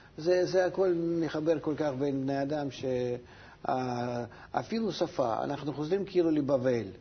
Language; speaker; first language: Hebrew; non-native, fluent; Russian